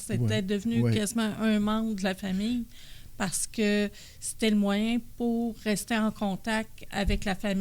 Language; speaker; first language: French; native; French